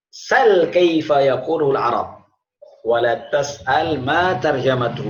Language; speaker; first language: Arabic; non-native, fluent; Indonesian